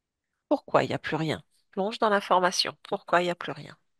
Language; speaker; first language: French; native; French